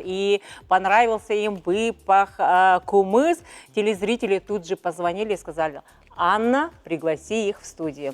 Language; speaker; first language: Russian; native; Russian